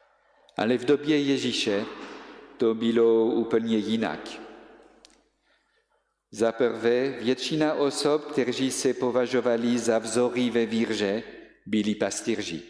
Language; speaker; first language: Czech; non-native, fluent; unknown